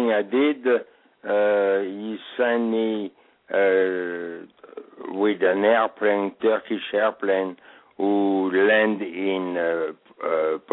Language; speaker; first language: English; non-native, fluent; French